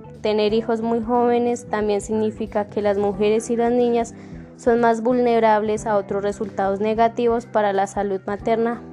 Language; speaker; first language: Spanish; native; Spanish